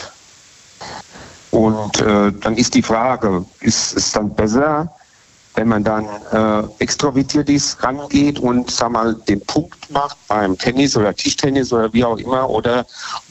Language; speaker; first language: German; native; German